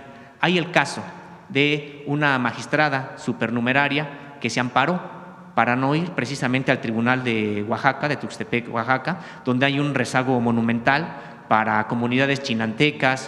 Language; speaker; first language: Spanish; native; Spanish